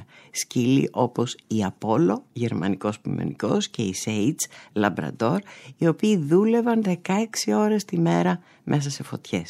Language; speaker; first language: Greek; native; Greek